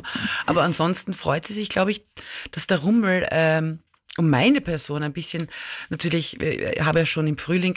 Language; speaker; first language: German; native; German